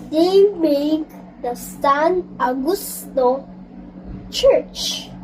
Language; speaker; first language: English; non-native, learner; Filipino